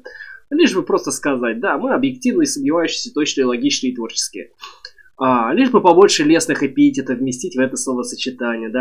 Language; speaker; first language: Russian; native; Russian